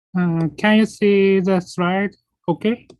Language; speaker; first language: English; non-native, learner; Japanese